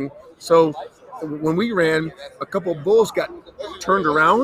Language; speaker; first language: English; native; English